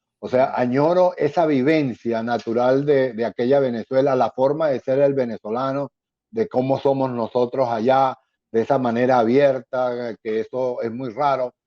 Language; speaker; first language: Spanish; native; Spanish